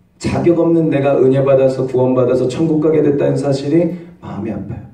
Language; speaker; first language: Korean; native; Korean